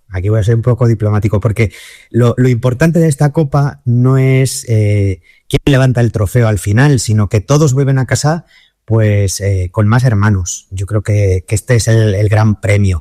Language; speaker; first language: Spanish; native; Spanish